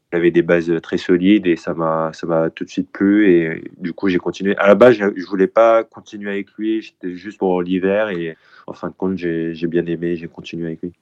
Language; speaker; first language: French; early bilingual, other home language; Korean